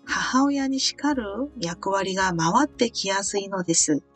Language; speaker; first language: Japanese; non-native, fluent; Korean